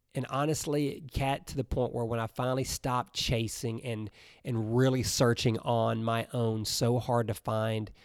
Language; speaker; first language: English; native; English